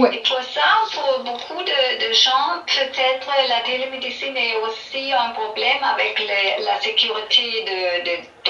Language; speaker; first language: French; non-native, learner; German